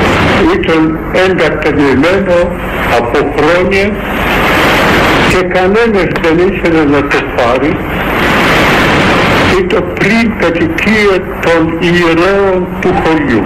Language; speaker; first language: Greek; non-native, fluent; Russian